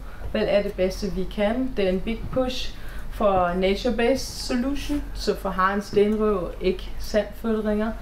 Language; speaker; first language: Danish; non-native, fluent; German